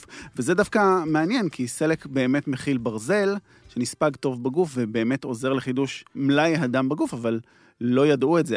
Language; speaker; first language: Hebrew; native; Hebrew